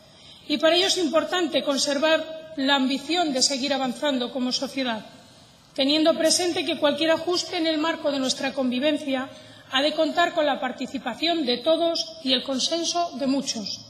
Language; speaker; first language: Spanish; native; Spanish